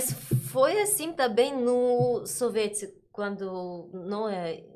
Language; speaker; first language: Portuguese; non-native, learner; Russian